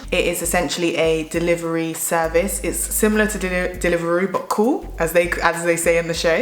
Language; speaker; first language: English; native; English